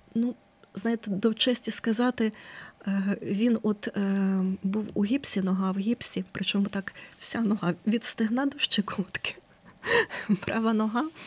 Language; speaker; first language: Ukrainian; native; Ukrainian